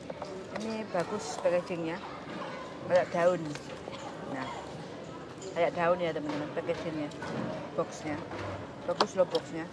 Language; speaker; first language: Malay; non-native, local second language; Javanese